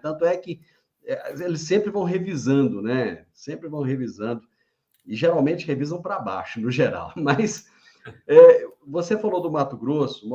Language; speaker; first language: Portuguese; native; Portuguese